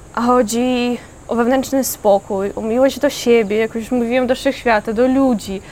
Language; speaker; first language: Polish; non-native, fluent; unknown